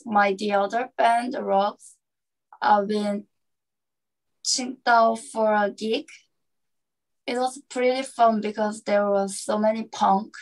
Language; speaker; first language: English; non-native, learner; Korean